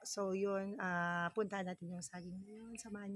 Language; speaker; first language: Filipino; non-native, local second language; Bikol